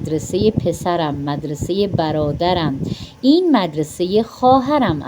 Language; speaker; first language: Persian; non-native, fluent; Urdu